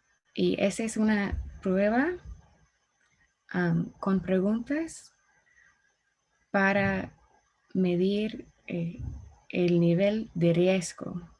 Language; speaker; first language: Spanish; non-native, learner; English